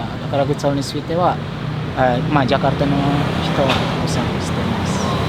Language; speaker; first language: Japanese; non-native, fluent; Indonesian